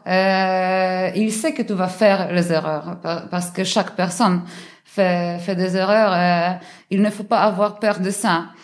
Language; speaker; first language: French; non-native, learner; Polish